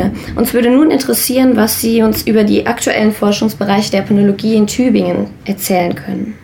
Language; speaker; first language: German; native; German